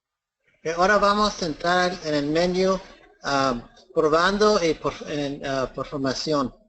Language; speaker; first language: Spanish; early bilingual, heritage; English